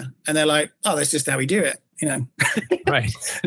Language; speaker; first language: English; native; English